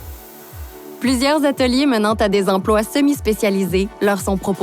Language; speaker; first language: French; native; French